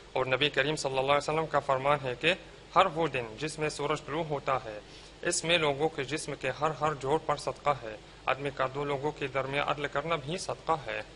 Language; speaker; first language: Urdu; non-native, fluent; Arabic